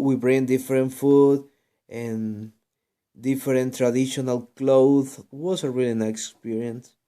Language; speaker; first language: English; non-native, learner; Spanish